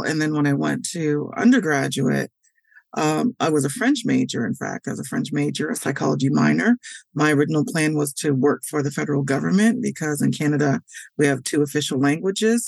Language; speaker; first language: English; native; English